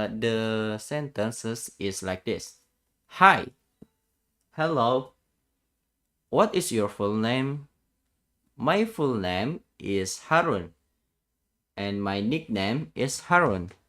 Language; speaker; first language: English; non-native, learner; Indonesian